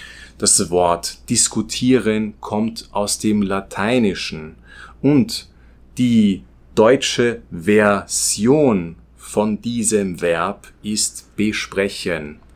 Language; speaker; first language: German; non-native, fluent; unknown